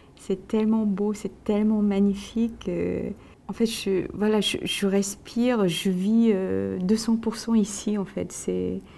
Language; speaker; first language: French; non-native, fluent; Korean